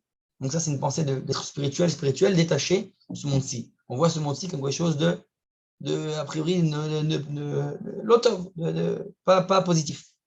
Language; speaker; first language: French; native; French